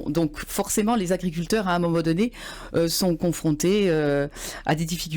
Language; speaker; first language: French; native; French